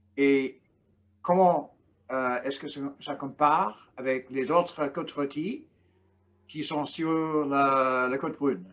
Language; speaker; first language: French; non-native, learner; English